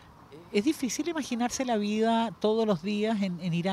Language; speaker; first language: Spanish; native; Spanish